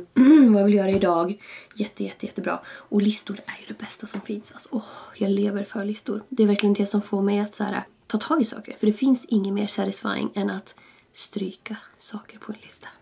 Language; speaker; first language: Swedish; native; Swedish